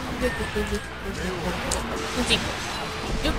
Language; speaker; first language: Japanese; native; Japanese